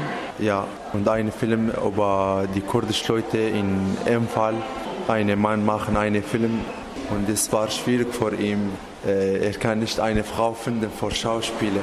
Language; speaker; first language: German; non-native, learner; Arabic